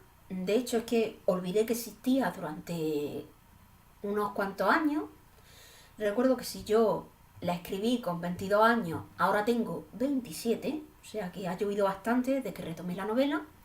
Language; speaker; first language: Spanish; native; Spanish